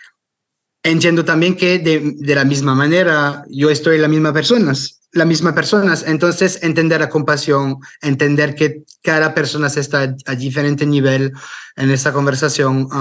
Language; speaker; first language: Spanish; non-native, fluent; French